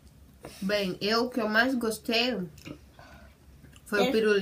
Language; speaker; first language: Portuguese; native; Portuguese